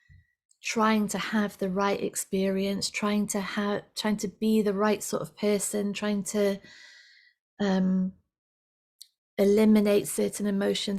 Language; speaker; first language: English; native; English